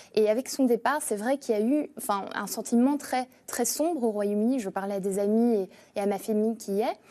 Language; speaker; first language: French; non-native, fluent; English